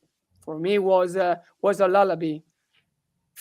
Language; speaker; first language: English; non-native, learner; Italian